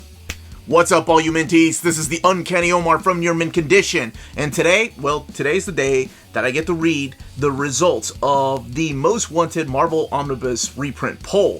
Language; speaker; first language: English; native; English